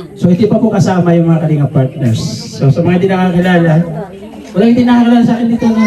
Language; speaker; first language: Filipino; non-native, local second language; Waray